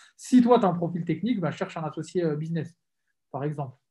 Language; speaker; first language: French; native; French